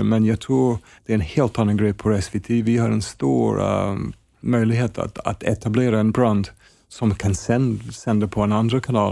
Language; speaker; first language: Swedish; non-native, fluent; English